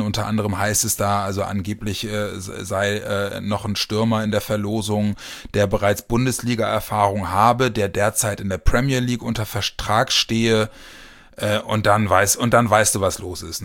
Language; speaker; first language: German; native; German